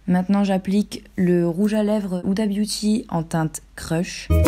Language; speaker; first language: French; native; French